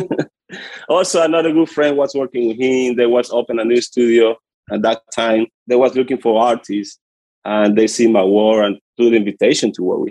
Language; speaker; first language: English; non-native, learner; Spanish